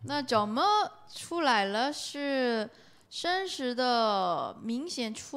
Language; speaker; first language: Chinese; non-native, learner; Korean